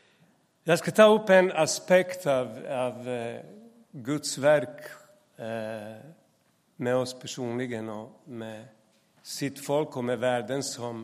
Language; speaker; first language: Swedish; non-native, fluent; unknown